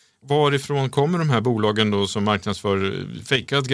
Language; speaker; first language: Swedish; native; Swedish